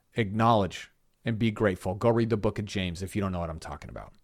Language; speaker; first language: English; native; English